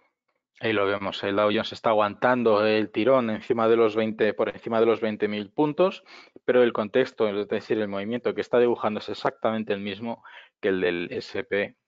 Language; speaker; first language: Spanish; native; Spanish